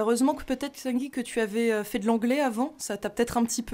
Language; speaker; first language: French; native; French